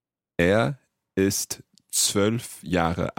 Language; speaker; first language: German; non-native, learner; English